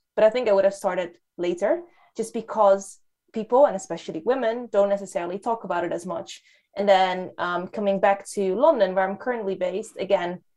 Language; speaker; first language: English; non-native, fluent; Dutch